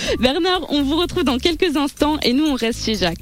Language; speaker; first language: French; native; French